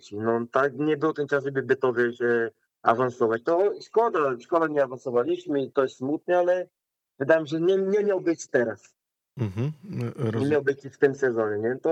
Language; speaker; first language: Polish; non-native, learner; Portuguese